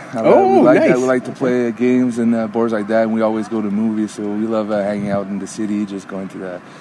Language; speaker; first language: English; native; English